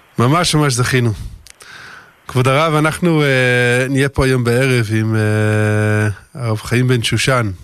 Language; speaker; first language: Hebrew; early bilingual, other home language; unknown